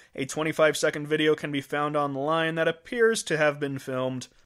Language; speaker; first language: English; native; English